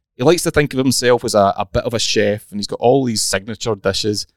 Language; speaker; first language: English; native; English